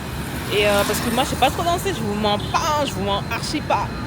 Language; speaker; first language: French; native; French